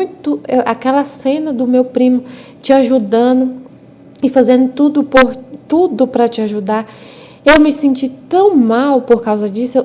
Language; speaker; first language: Portuguese; native; Portuguese